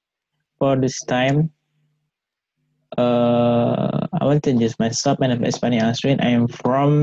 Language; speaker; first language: English; non-native, learner; Indonesian